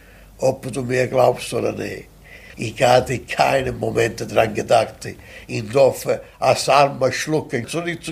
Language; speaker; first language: German; non-native, fluent; Italian